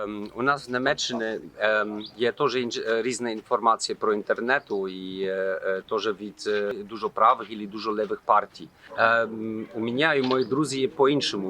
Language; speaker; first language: Ukrainian; non-native, learner; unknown